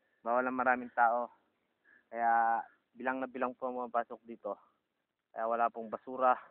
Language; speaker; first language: Filipino; native; Filipino